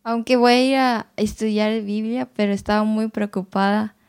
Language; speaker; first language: Spanish; non-native, learner; Japanese